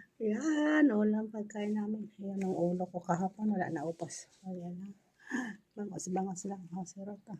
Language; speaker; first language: Filipino; non-native, local second language; Hiligaynon